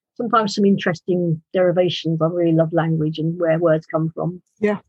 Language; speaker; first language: English; native; English